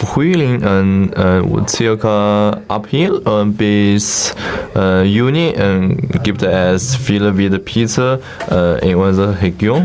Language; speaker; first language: German; non-native, learner; Chinese